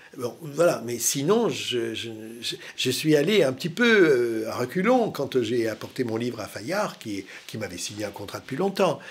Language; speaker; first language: French; native; French